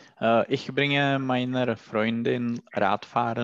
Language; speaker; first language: German; non-native, learner; Czech